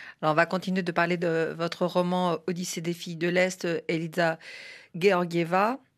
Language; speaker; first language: French; native; French